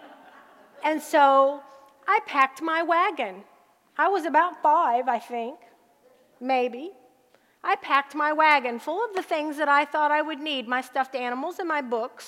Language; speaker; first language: English; native; English